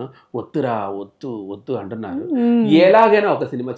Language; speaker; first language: Telugu; non-native, local second language; Tamil